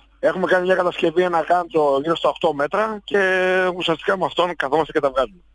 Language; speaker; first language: Greek; native; Greek